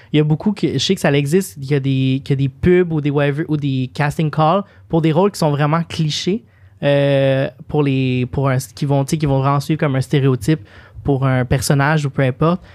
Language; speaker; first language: French; native; French